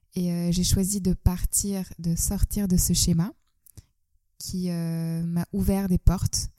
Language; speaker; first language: French; non-native, fluent; Turkish